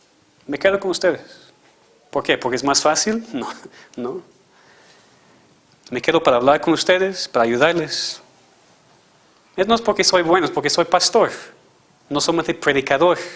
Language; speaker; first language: Spanish; non-native, fluent; English